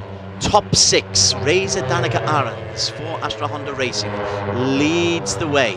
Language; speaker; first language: English; native; English